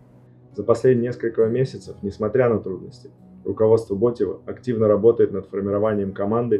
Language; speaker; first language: Russian; native; Russian